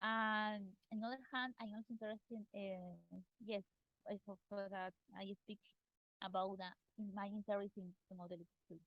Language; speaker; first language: English; non-native, learner; Spanish